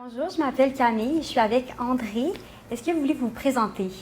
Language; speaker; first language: French; native; French